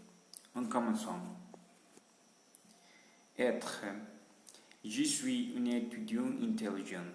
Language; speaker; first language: French; non-native, learner; Spanish